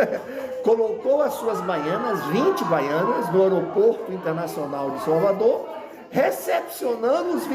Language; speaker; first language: Portuguese; native; Portuguese